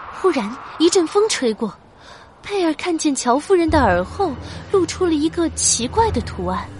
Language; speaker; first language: Chinese; native; Chinese